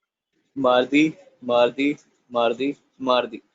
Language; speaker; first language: French; non-native, learner; Hindi